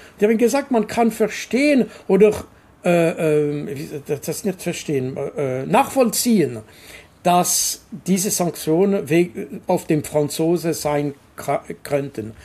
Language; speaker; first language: German; non-native, local second language; French